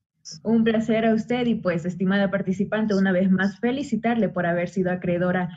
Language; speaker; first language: Spanish; native; Spanish